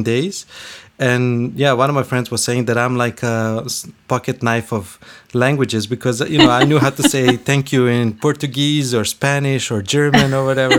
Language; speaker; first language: English; non-native, fluent; Bosnian